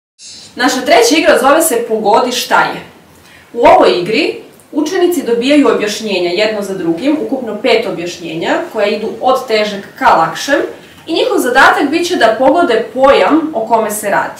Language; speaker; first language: Serbian; native; Serbian